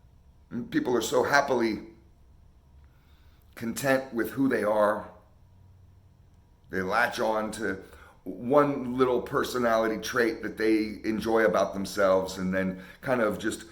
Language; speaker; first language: English; native; English